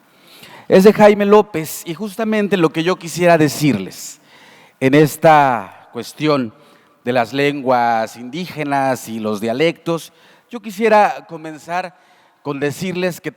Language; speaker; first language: Spanish; native; Spanish